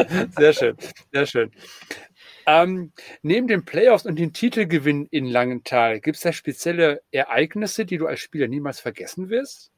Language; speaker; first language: German; native; German